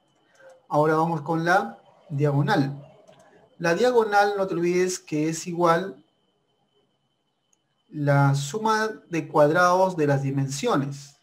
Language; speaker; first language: Spanish; native; Spanish